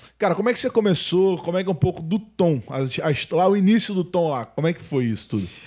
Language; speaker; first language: Portuguese; native; Portuguese